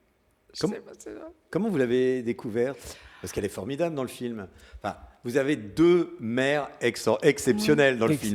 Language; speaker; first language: French; native; French